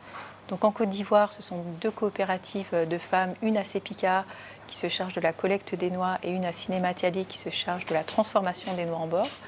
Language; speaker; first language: French; native; French